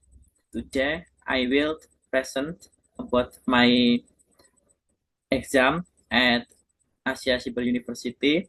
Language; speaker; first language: English; non-native, learner; Indonesian